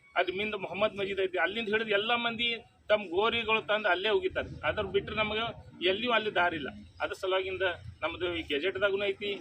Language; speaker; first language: Kannada; non-native, local second language; Urdu